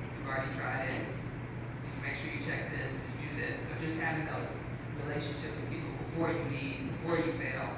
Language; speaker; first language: English; native; English